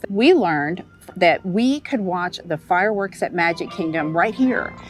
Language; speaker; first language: English; native; English